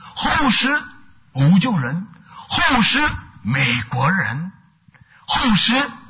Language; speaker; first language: Chinese; non-native, fluent; Korean